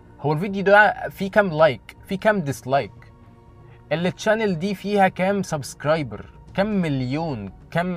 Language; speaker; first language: Arabic; native; Arabic